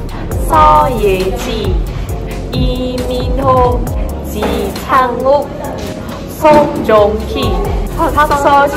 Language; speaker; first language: Korean; non-native, learner; Vietnamese